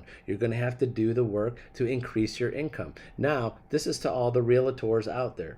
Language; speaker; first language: English; native; English